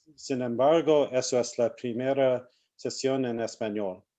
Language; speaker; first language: Spanish; non-native, learner; English